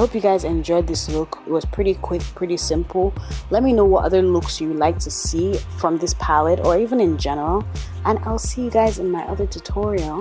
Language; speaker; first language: English; native; English